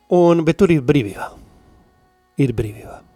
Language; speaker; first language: Latvian; non-native, learner; Spanish